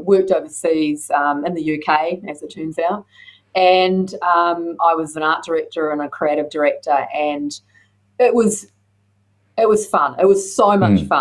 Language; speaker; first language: English; native; English